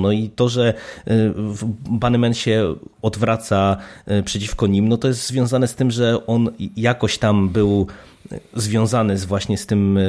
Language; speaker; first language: Polish; native; Polish